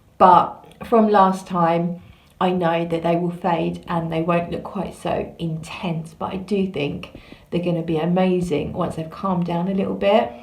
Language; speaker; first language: English; native; English